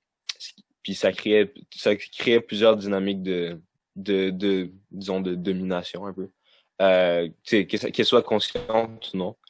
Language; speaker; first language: French; native; French